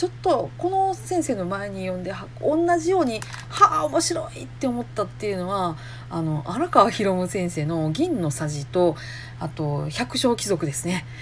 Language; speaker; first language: Japanese; native; Japanese